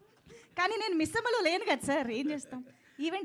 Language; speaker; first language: Telugu; native; Telugu